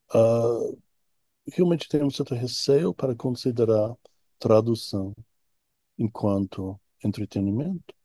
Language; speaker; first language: Portuguese; non-native, fluent; English